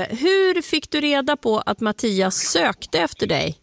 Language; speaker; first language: Swedish; native; Swedish